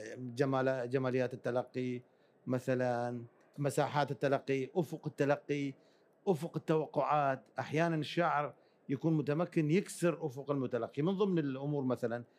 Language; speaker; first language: Arabic; early bilingual, other home language; Kurdish